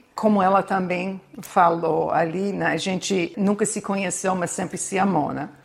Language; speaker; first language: Portuguese; non-native, fluent; English